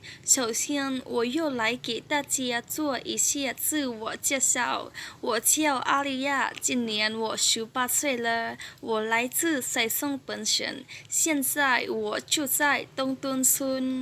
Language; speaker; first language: Chinese; non-native, learner; Hmong